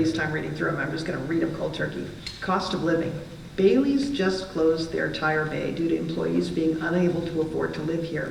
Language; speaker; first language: English; native; English